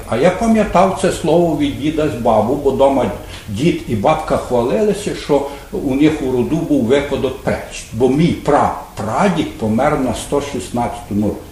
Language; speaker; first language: Ukrainian; native; Ukrainian